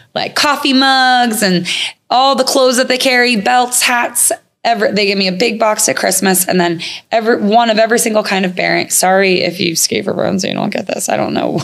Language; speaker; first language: English; native; English